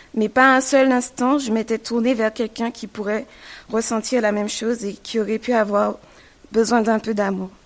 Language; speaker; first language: French; native; French